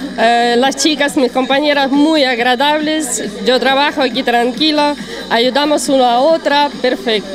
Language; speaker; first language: Spanish; non-native, learner; Russian